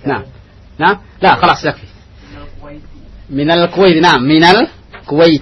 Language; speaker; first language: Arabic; non-native, fluent; Indonesian